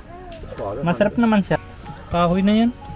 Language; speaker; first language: Filipino; non-native, learner; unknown